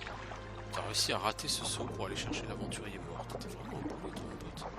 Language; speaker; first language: French; native; French